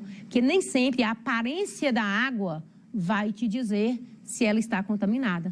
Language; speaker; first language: Portuguese; native; Portuguese